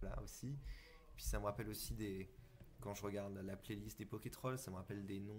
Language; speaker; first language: French; native; French